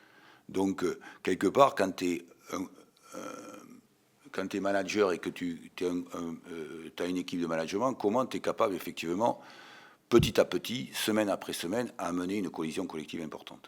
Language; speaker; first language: French; native; French